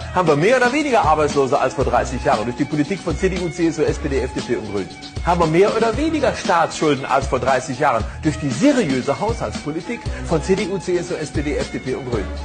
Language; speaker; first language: German; native; German